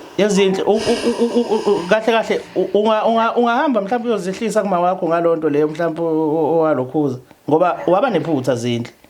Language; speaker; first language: Zulu; native; Zulu